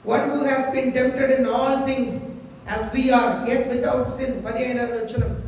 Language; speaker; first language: English; non-native, local second language; Telugu